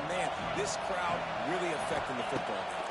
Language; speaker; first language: English; native; English